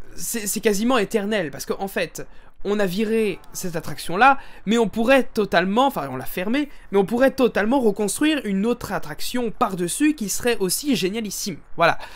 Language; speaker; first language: French; native; French